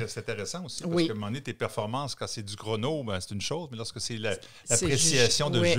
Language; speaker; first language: French; native; French